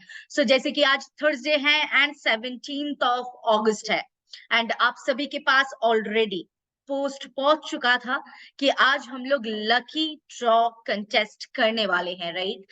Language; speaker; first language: Hindi; native; Hindi